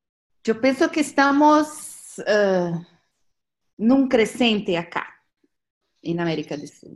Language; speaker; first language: Spanish; non-native, learner; Portuguese